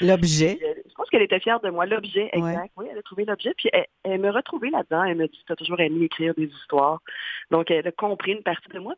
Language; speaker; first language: French; native; French